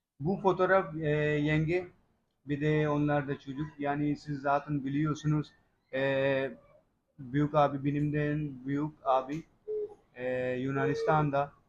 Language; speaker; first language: Turkish; non-native, learner; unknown